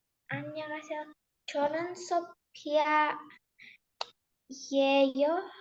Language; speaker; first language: Korean; non-native, learner; Spanish